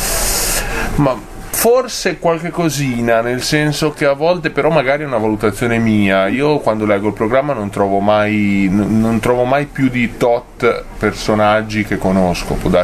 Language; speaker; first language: Italian; native; Italian